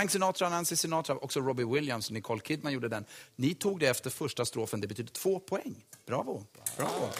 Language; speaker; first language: Swedish; native; Swedish